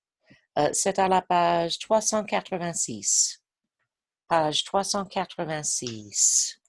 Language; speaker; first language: French; non-native, fluent; English